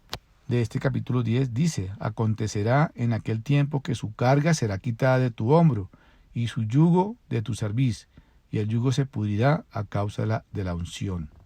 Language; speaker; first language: Spanish; native; Spanish